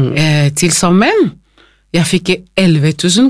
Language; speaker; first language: Norwegian; non-native, fluent; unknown